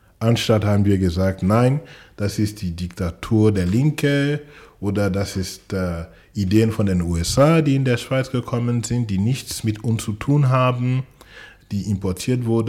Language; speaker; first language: German; non-native, fluent; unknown